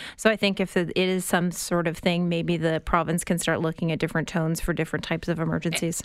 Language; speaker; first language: English; native; English